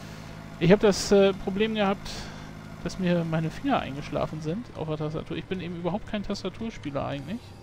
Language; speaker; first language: German; native; German